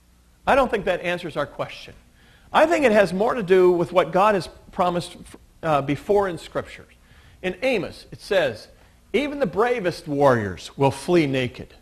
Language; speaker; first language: English; native; English